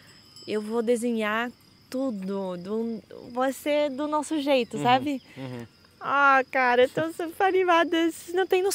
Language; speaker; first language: Portuguese; non-native, fluent; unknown